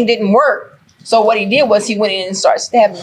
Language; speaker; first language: English; native; English